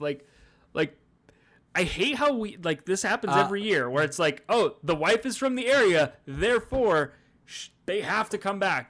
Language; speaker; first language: English; native; English